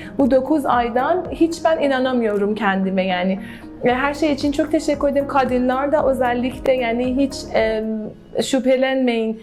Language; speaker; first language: Turkish; non-native, learner; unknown